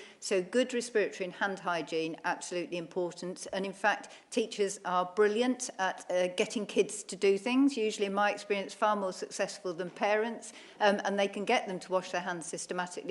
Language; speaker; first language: English; native; English